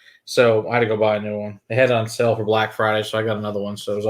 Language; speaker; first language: English; native; English